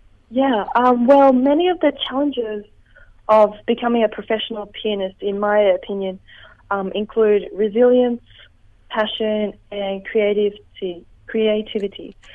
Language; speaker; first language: English; early bilingual, other home language; Vietnamese